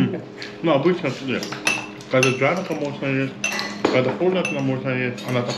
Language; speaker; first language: Russian; non-native, learner; Korean